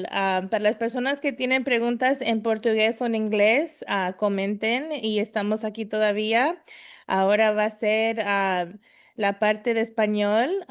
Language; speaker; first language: Spanish; early bilingual, heritage; Spanish